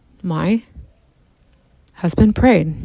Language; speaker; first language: English; native; English